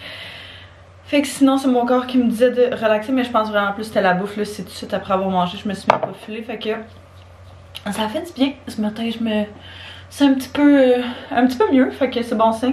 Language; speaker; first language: French; native; French